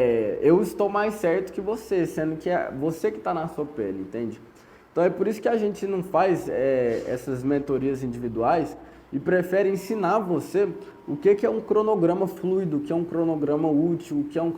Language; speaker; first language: Portuguese; native; Portuguese